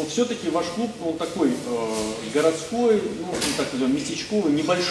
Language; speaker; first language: Russian; native; Russian